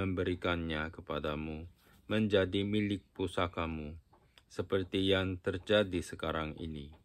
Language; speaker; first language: Indonesian; non-native, fluent; Japanese